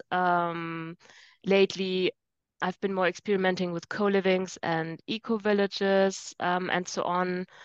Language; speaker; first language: English; non-native, fluent; German